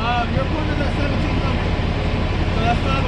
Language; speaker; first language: English; native; English